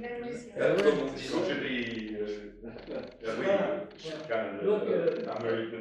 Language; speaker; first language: French; non-native, fluent; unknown